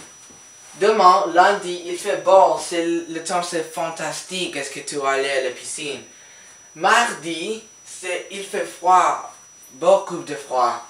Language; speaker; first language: French; non-native, learner; Spanish